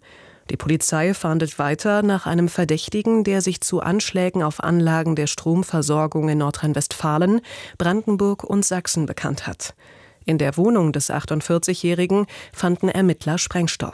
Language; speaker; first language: German; native; German